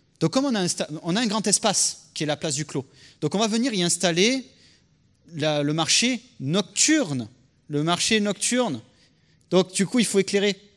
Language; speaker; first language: French; native; French